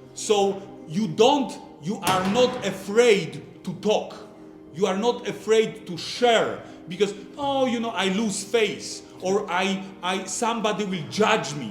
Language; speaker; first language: English; non-native, fluent; Polish